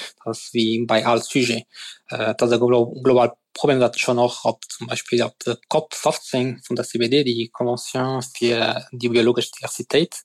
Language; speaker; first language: Luxembourgish; non-native, fluent; French